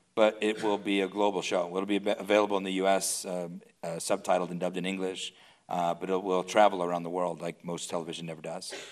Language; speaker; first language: English; native; English